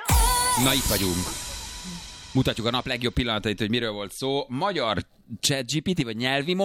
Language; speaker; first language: Hungarian; native; Hungarian